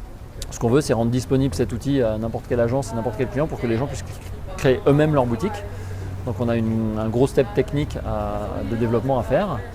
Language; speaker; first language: French; native; French